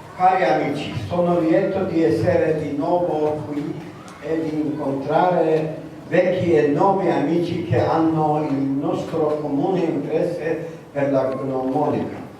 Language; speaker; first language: Italian; non-native, learner; Persian